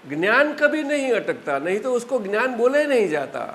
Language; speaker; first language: Hindi; non-native, local second language; Gujarati